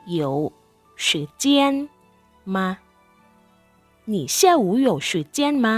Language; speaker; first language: Chinese; non-native, fluent; Thai